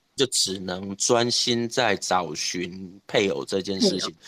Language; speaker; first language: Chinese; native; Chinese